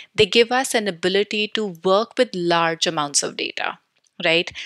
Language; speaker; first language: English; non-native, local second language; Hindi